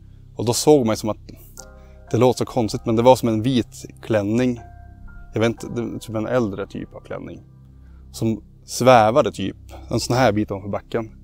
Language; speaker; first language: Swedish; native; Swedish